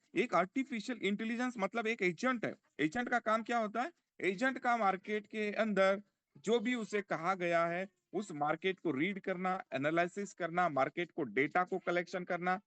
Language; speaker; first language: Hindi; non-native, local second language; Marathi